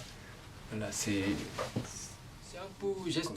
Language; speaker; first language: French; non-native, learner; Korean